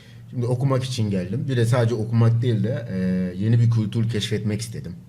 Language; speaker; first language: Turkish; non-native, fluent; Akan